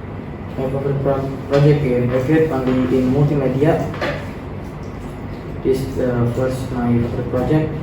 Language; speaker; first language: English; non-native, learner; Indonesian